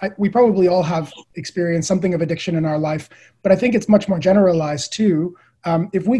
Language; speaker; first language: English; native; English